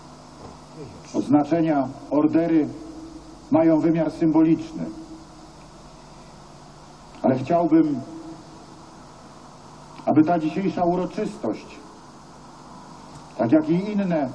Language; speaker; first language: Polish; native; Polish